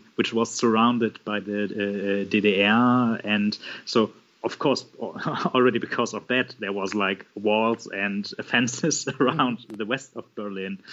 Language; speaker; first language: English; non-native, fluent; German